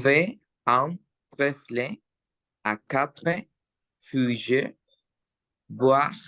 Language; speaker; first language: French; non-native, learner; Spanish